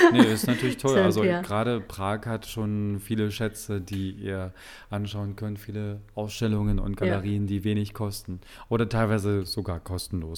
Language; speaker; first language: German; native; German